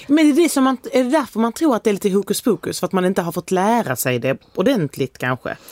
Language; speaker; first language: Swedish; native; Swedish